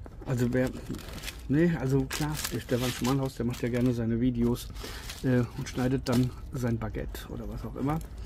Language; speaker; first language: German; native; German